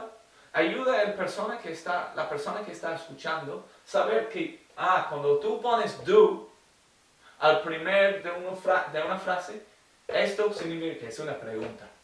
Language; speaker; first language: Spanish; non-native, learner; English